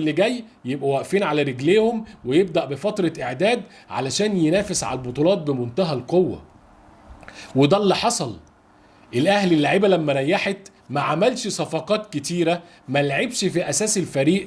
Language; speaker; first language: Arabic; native; Arabic